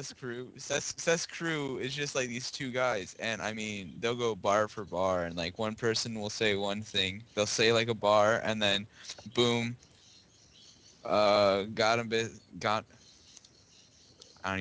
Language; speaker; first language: English; native; English